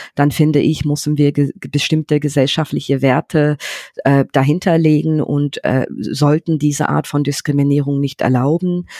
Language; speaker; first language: German; non-native, fluent; English